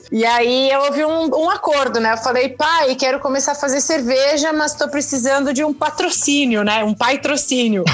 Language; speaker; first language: Portuguese; native; Portuguese